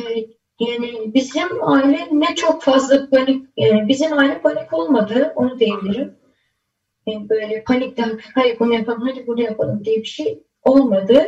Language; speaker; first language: Turkish; early bilingual, other home language; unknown